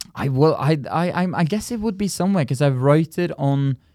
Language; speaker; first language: English; non-native, fluent; Norwegian